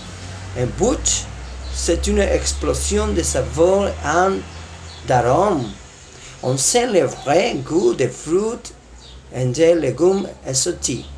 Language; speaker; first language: French; non-native, learner; Spanish